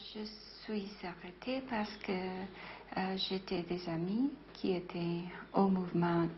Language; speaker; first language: French; non-native, fluent; Spanish